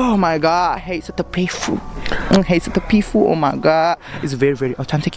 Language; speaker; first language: English; non-native, learner; Indonesian